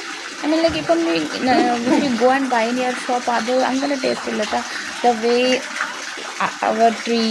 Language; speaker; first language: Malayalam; non-native, local second language; Telugu